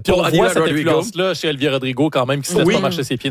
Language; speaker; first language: French; native; French